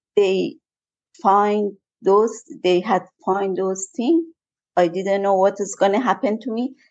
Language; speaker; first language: English; non-native, fluent; Persian